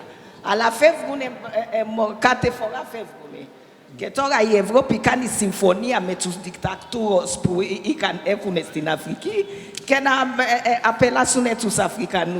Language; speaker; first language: Greek; non-native, learner; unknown